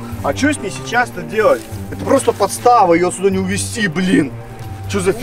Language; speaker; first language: Russian; native; Russian